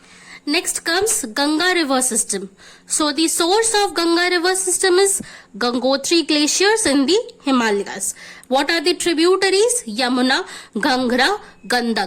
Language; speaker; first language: English; non-native, local second language; Hindi